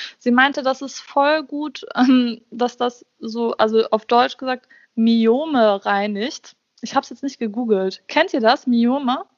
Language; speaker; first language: German; early bilingual, other home language; Bosnian